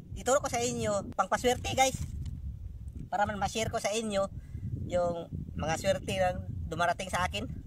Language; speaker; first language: Filipino; non-native, local second language; Cebuano